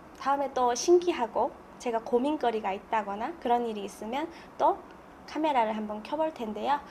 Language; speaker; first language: Korean; native; Korean